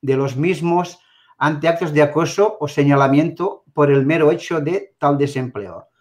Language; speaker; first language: Spanish; non-native, local second language; Catalan